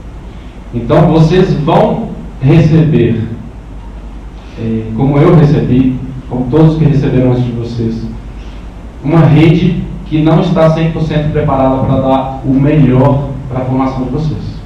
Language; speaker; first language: Portuguese; native; Portuguese